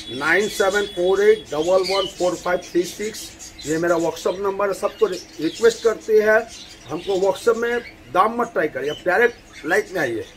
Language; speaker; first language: Hindi; non-native, local second language; Bangla